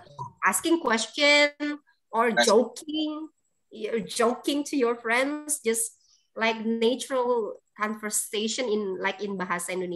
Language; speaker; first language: English; non-native, fluent; Indonesian